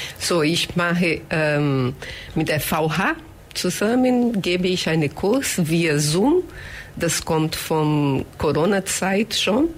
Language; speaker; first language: German; non-native, fluent; Portuguese